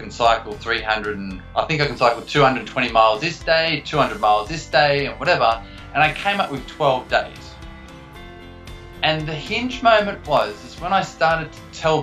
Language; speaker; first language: English; native; English